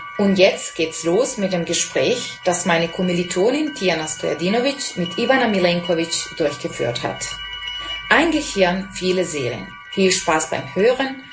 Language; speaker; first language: German; non-native, fluent; Serbian